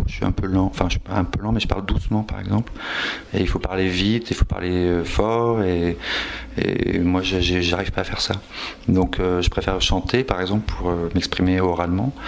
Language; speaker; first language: French; native; French